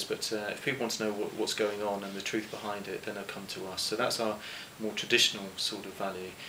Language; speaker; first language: English; native; English